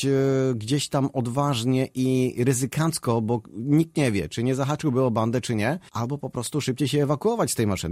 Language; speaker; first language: Polish; native; Polish